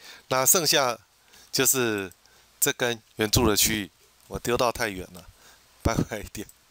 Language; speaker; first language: Chinese; native; Chinese